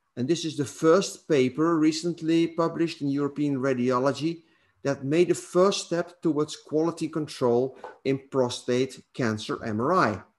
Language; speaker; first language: English; non-native, fluent; Dutch